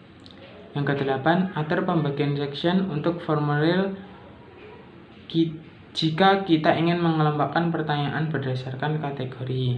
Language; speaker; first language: Indonesian; native; Indonesian